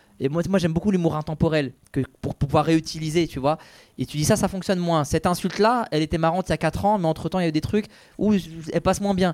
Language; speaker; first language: French; native; French